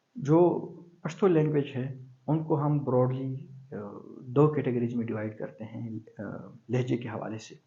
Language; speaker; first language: Urdu; non-native, local second language; Pashto